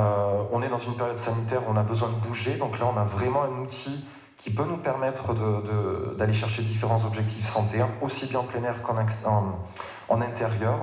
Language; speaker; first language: French; native; French